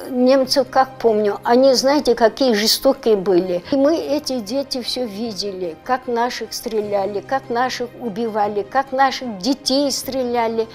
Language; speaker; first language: Russian; non-native, local second language; Crimean Tatar